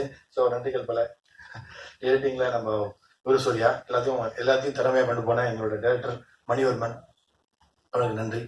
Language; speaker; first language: Tamil; native; Tamil